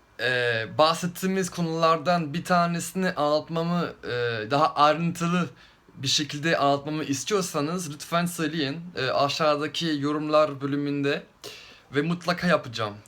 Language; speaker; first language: Turkish; non-native, fluent; French